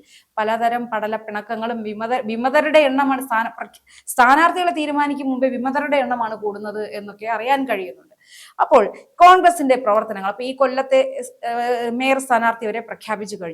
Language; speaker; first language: Malayalam; native; Malayalam